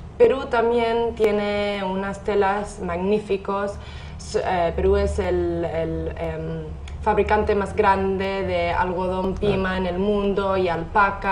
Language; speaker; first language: Spanish; non-native, fluent; English